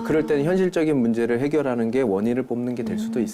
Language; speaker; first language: Korean; native; Korean